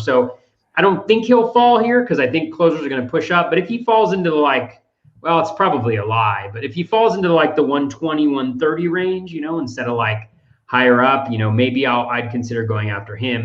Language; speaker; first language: English; native; English